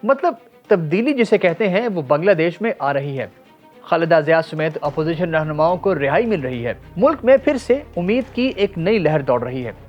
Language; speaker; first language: Urdu; native; Urdu